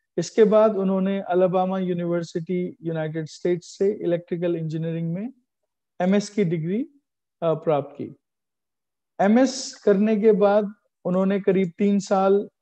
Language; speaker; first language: Hindi; native; Hindi